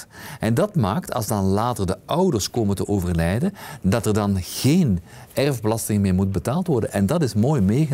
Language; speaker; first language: Dutch; native; Dutch